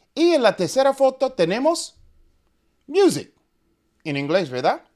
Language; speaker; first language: Spanish; non-native, learner; English